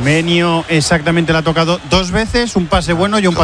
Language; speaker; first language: Spanish; native; Spanish